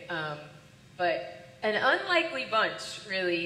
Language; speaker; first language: English; native; English